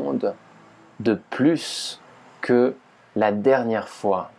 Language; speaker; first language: French; native; French